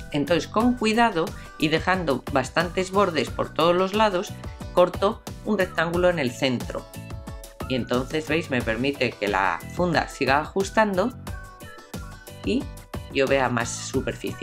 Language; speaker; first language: Spanish; native; Spanish